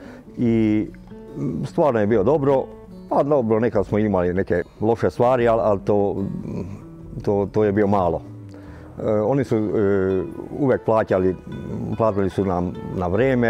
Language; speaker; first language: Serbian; non-native, local second language; Hungarian